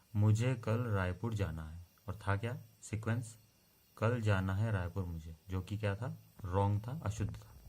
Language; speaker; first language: Hindi; native; Hindi